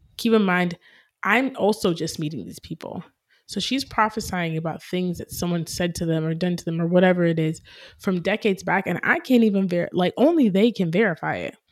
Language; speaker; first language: English; native; English